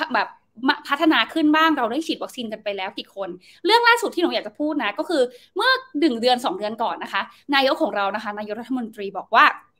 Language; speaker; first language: Thai; native; Thai